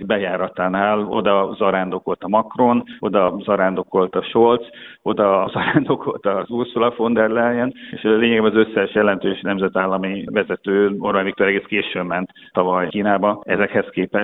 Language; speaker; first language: Hungarian; native; Hungarian